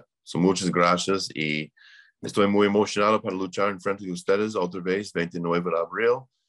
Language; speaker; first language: Spanish; non-native, learner; English